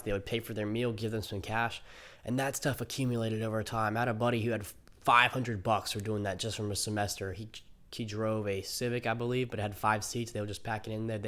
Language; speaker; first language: English; native; English